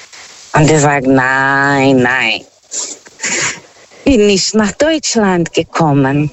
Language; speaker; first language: German; non-native, learner; Portuguese